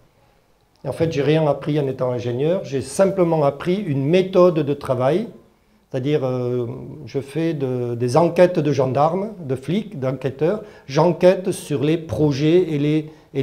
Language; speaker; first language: French; early bilingual, other home language; German